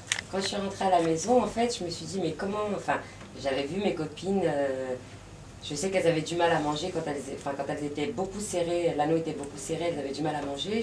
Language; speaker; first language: French; native; French